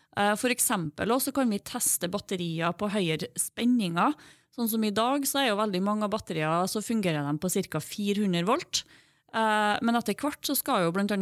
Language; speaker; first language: Norwegian; native; Norwegian